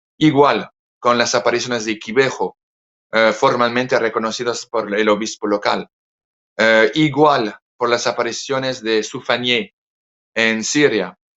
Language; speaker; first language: Spanish; non-native, fluent; French